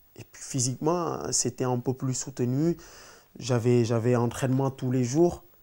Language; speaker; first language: French; non-native, local second language; Wolof